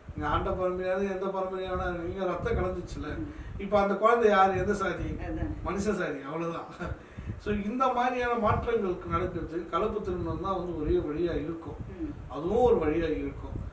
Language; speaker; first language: Tamil; native; Tamil